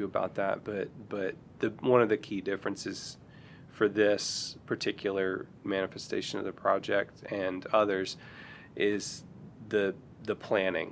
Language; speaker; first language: English; native; English